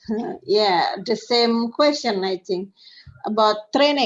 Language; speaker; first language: English; non-native, fluent; Indonesian